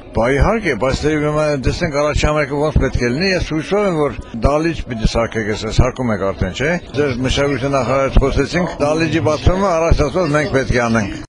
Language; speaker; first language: Armenian; early bilingual, heritage; Armenian